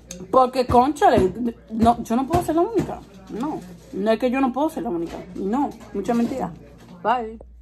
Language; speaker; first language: Spanish; early bilingual, heritage; Spanish